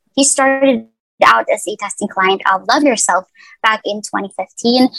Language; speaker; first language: English; non-native, local second language; Cebuano